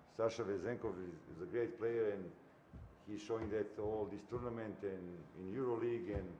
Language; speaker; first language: English; non-native, fluent; Bulgarian